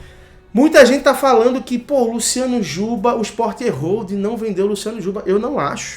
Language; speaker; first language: Portuguese; native; Portuguese